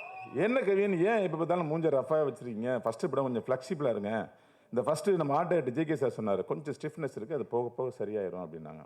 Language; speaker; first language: Tamil; native; Tamil